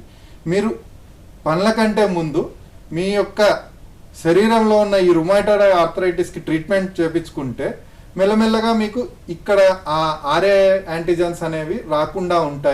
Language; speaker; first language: Telugu; native; Telugu